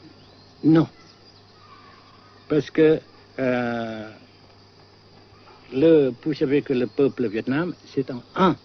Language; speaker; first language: French; non-native, fluent; Vietnamese